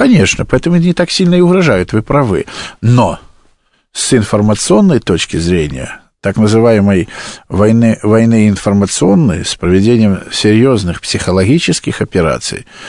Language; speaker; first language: Russian; native; Russian